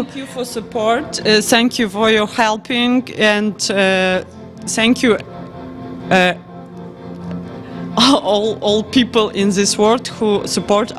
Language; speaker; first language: English; non-native, learner; Ukrainian